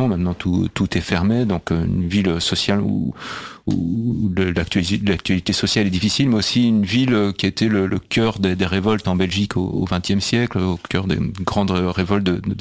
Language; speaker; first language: French; native; French